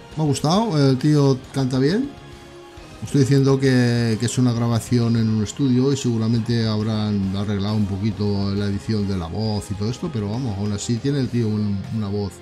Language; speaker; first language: Spanish; native; Spanish